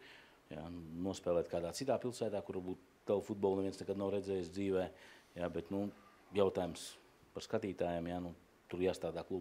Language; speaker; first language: Latvian; native; Latvian